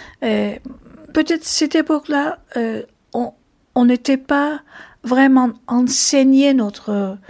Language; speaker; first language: French; non-native, fluent; Turkish